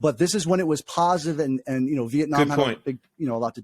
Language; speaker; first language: English; native; English